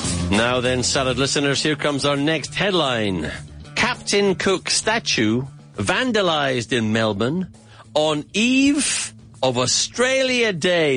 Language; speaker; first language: English; native; English